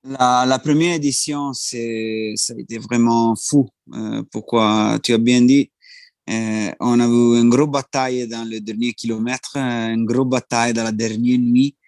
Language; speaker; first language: French; non-native, learner; Italian